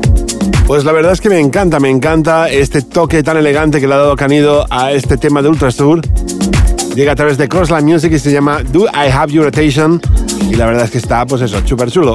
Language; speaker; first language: Spanish; native; Spanish